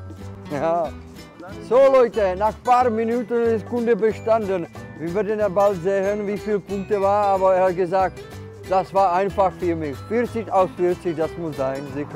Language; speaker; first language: German; non-native, learner; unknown